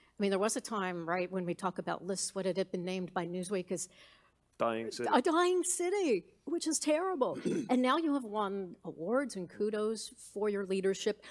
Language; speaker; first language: English; native; English